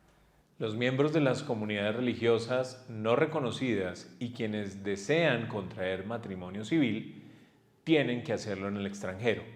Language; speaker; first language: Spanish; native; Spanish